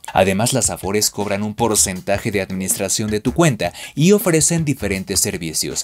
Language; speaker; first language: Spanish; native; Spanish